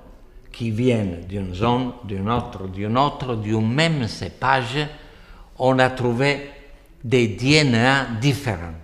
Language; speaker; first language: French; non-native, fluent; Italian